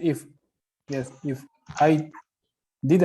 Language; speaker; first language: English; non-native, learner; Spanish